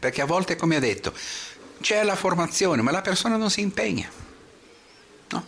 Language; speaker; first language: Italian; non-native, fluent; Portuguese